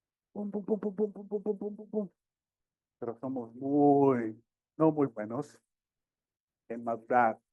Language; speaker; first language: Spanish; early bilingual, heritage; Spanish